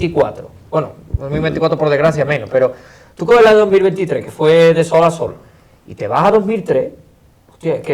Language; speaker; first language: Spanish; native; Spanish